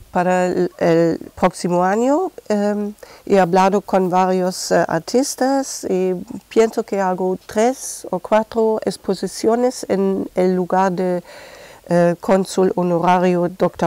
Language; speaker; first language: Spanish; non-native, fluent; German